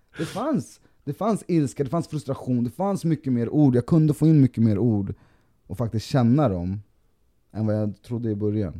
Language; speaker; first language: Swedish; early bilingual, other home language; Spanish